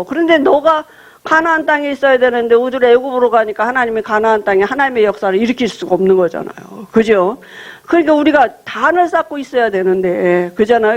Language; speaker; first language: Korean; native; Korean